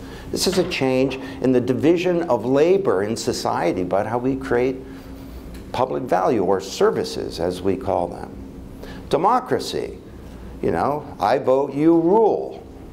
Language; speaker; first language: English; native; English